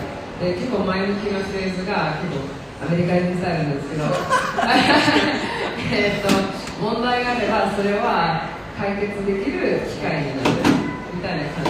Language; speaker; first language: Japanese; early bilingual, heritage; Japanese